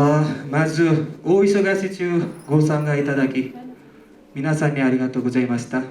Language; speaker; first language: Japanese; non-native, learner; Nepali